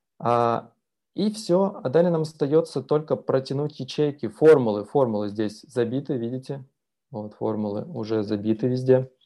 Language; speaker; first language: Russian; native; Russian